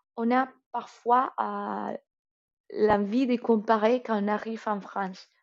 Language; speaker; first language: French; non-native, fluent; Spanish